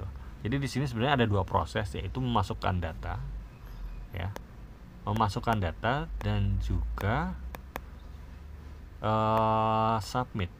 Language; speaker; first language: Indonesian; native; Indonesian